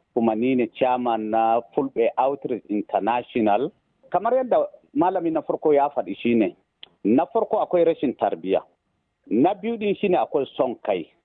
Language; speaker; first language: Hausa; non-native, local second language; Fula